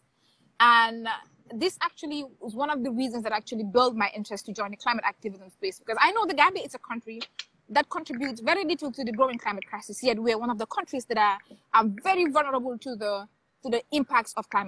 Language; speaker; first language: English; non-native, local second language; Wolof